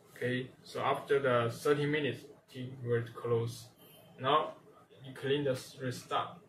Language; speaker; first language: English; non-native, learner; Chinese